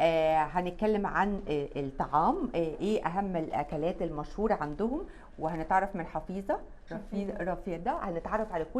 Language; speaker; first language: Arabic; native; Arabic